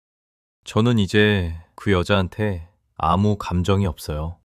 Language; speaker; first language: Korean; early bilingual, heritage; English